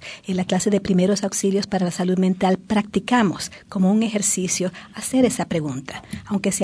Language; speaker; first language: Spanish; native; Spanish